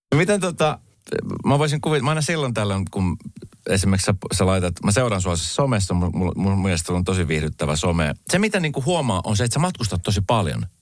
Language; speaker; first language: Finnish; native; Finnish